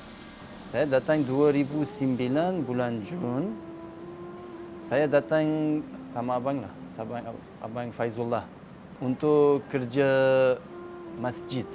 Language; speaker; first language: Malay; non-native, learner; Uzbek